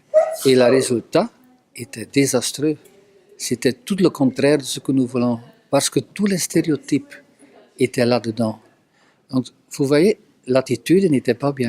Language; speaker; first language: French; non-native, local second language; Dutch